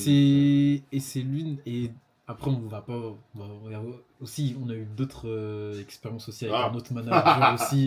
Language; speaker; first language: French; native; French